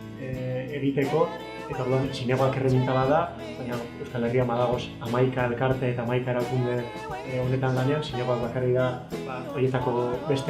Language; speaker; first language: Basque; native; Basque